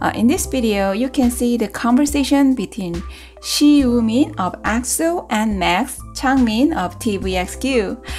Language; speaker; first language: English; non-native, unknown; Korean